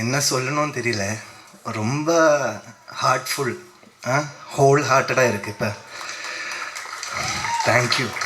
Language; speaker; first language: Tamil; non-native, learner; Malayalam